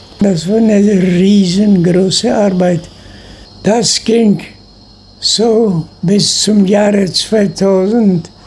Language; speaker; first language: German; non-native, local second language; Low German